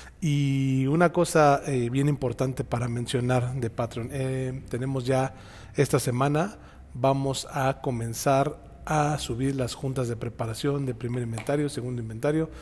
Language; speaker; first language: Spanish; native; Spanish